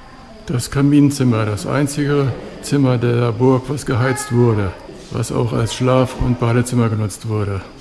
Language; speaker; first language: German; native; German